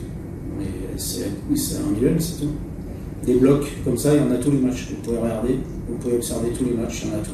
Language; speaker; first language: French; native; French